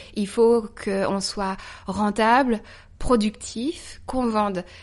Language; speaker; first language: French; native; French